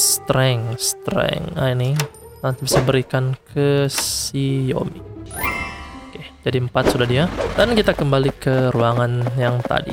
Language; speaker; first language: Indonesian; native; Indonesian